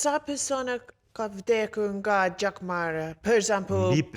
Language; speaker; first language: Albanian; non-native, learner; English